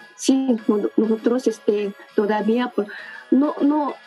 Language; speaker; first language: Spanish; non-native, learner; Korean